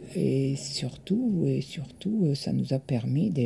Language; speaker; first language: French; early bilingual, other home language; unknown